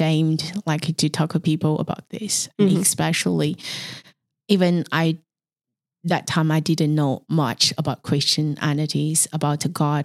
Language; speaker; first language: English; non-native, fluent; Chinese